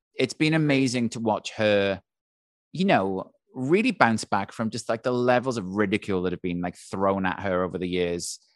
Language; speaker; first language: English; native; English